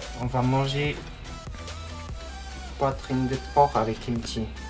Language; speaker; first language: French; non-native, learner; Korean